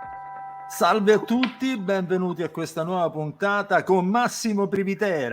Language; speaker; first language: Italian; native; Italian